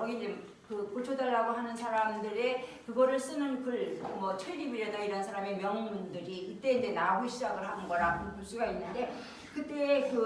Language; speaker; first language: Korean; native; Korean